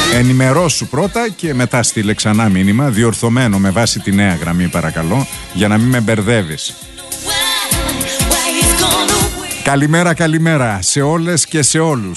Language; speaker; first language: Greek; native; Greek